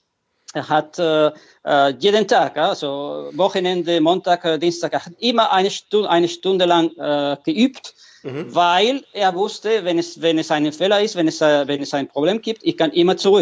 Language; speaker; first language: German; non-native, fluent; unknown